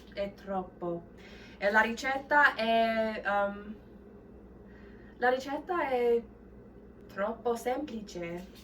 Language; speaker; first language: Italian; non-native, learner; English